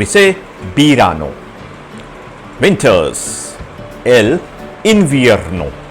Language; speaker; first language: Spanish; non-native, fluent; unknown